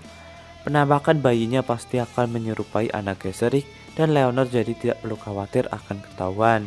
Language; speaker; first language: Indonesian; native; Indonesian